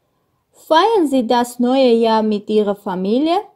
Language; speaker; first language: German; non-native, fluent; Armenian